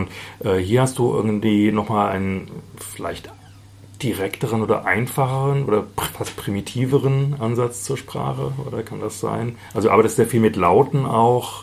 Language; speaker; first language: German; native; German